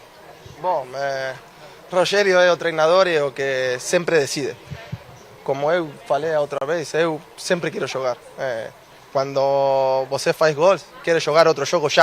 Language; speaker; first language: Portuguese; non-native, fluent; Spanish